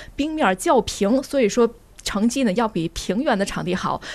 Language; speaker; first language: Chinese; native; Chinese